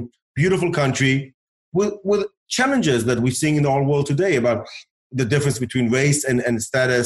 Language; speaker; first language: English; early bilingual, other home language; Hebrew